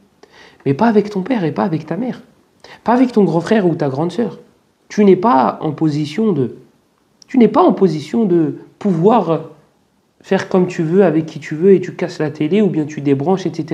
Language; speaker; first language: French; native; French